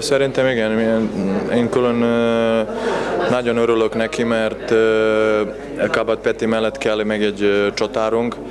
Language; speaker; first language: Hungarian; non-native, fluent; Serbian